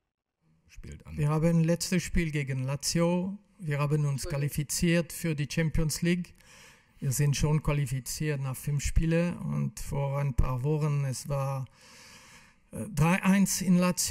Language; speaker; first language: German; non-native, local second language; French